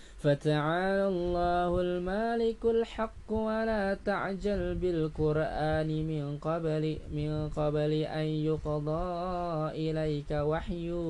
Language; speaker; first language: Arabic; non-native, fluent; Indonesian